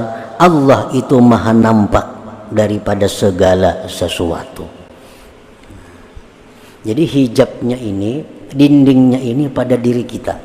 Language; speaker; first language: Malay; non-native, local second language; Banjar